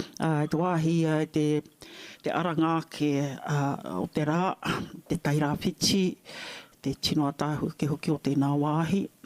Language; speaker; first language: Māori; native; Māori